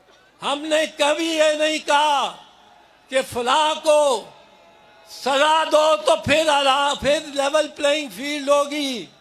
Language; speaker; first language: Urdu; non-native, local second language; Punjabi